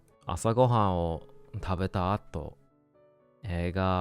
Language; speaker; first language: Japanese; non-native, learner; English